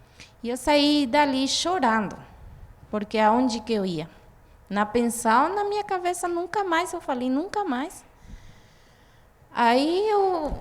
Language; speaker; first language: Portuguese; non-native, fluent; Guarani